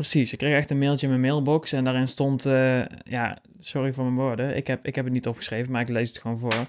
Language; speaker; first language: Dutch; native; Dutch